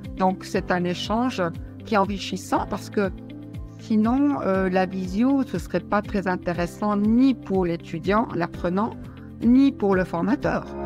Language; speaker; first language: French; non-native, fluent; Spanish